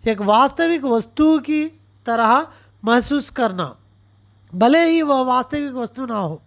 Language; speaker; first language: Hindi; non-native, local second language; Telugu